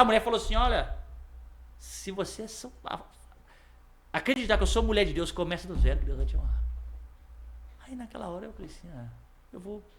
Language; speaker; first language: Portuguese; native; Portuguese